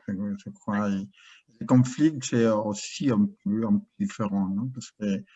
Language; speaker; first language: French; non-native, learner; Spanish